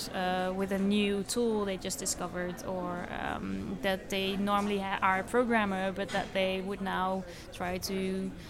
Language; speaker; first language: English; non-native, fluent; Dutch